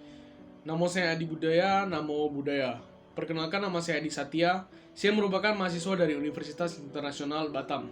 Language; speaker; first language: Indonesian; native; Indonesian